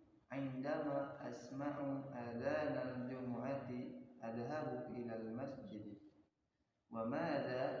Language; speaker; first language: Arabic; non-native, learner; Indonesian